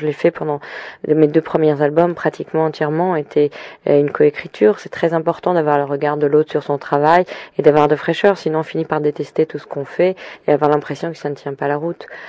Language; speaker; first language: French; early bilingual, other home language; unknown